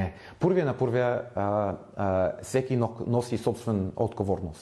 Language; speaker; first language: Bulgarian; non-native, fluent; English